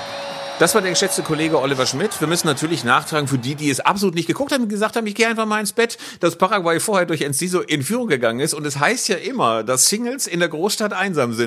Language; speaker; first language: German; native; German